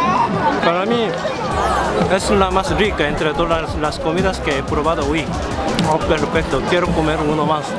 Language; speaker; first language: Spanish; non-native, fluent; Korean